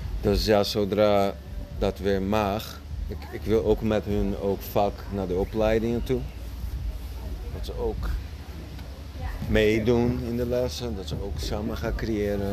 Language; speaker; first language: Dutch; non-native, fluent; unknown